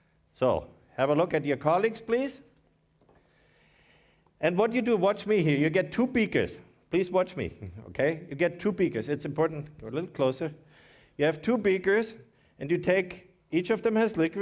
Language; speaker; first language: English; non-native, fluent; German